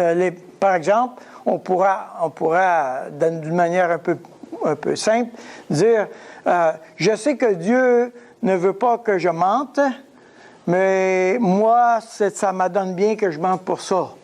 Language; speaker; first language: French; native; French